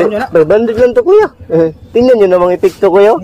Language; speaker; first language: Filipino; non-native, local second language; Cebuano